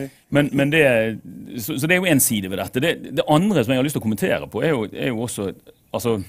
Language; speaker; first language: Norwegian; native; Norwegian